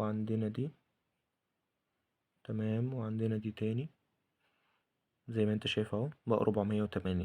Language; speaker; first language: Arabic; native; Arabic